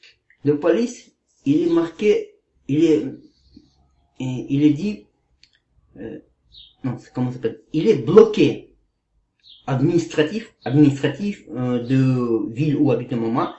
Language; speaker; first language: French; non-native, learner; Kazakh